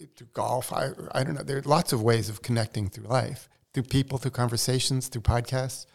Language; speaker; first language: English; early bilingual, other home language; Portuguese